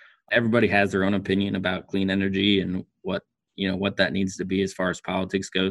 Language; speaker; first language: English; native; English